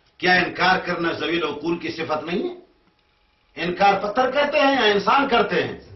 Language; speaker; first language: Urdu; non-native, local second language; Pashto